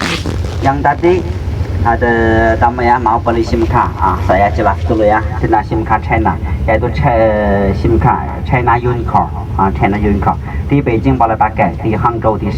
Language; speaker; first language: Indonesian; non-native, fluent; Chinese